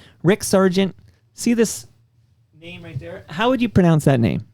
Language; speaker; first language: English; native; English